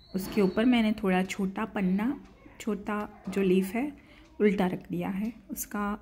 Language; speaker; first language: Hindi; non-native, local second language; Gujarati